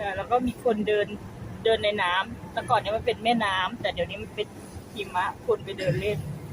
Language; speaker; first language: Thai; native; Thai